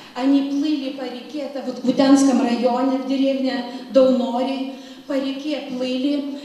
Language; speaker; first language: Russian; non-native, fluent; Lithuanian